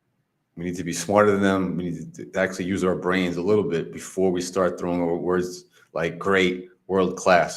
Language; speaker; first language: English; native; English